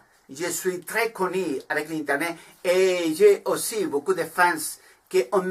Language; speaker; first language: French; non-native, learner; Spanish